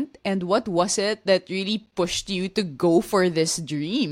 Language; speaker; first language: English; non-native, local second language; Filipino